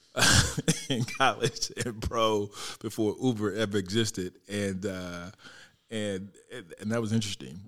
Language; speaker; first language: English; native; English